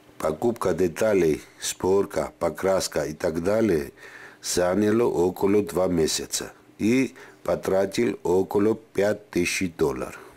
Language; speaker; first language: Russian; non-native, fluent; Georgian